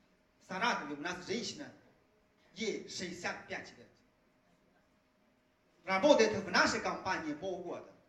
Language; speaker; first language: Russian; non-native, fluent; Chinese